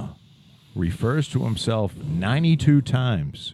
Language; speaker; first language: English; native; English